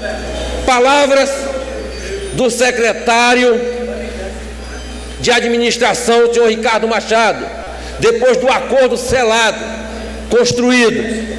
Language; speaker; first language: Portuguese; native; Portuguese